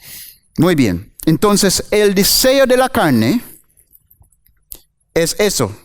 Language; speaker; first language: Spanish; non-native, learner; English